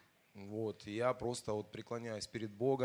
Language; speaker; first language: Russian; native; Russian